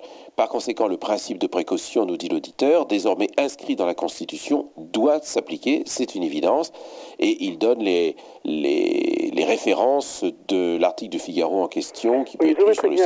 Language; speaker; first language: French; native; French